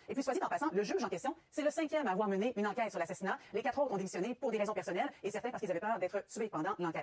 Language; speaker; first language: French; native; French